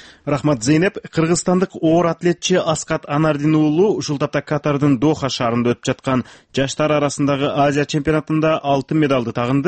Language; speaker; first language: Kyrgyz; native; Kyrgyz